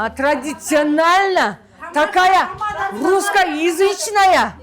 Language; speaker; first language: Russian; non-native, local second language; Kazakh